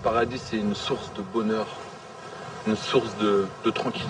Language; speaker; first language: French; native; French